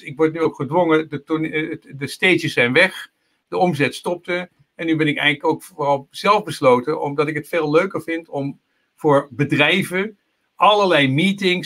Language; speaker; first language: Dutch; native; Dutch